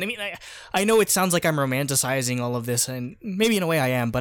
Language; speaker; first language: English; early bilingual, other home language; Filipino